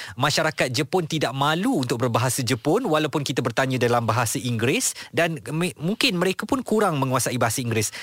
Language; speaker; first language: Malay; native; Malay